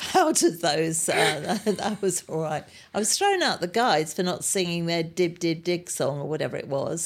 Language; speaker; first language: English; native; English